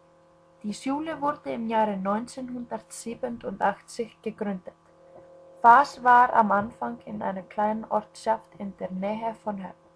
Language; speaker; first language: German; non-native, learner; Icelandic